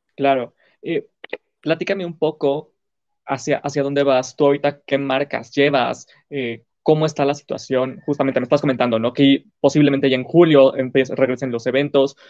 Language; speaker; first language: Spanish; native; Spanish